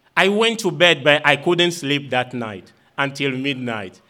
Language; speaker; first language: English; non-native, fluent; Ewe